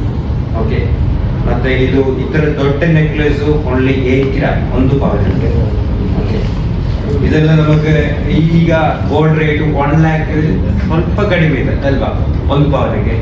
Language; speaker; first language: Kannada; non-native, local second language; Malayalam